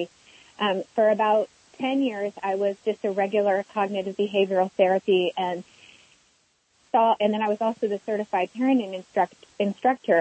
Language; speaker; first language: English; native; English